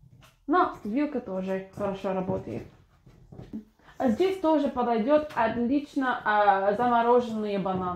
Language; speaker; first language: Russian; non-native, fluent; English